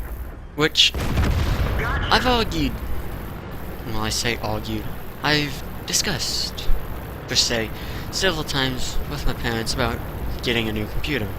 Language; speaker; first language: English; native; English